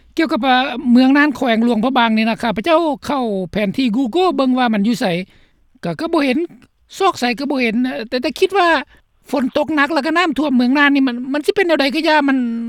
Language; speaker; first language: Lao; native; Lao